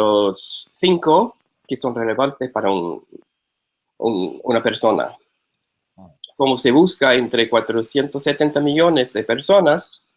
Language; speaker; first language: Spanish; non-native, fluent; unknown